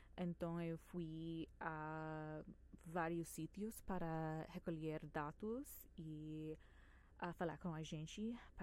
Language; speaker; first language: Portuguese; non-native, fluent; English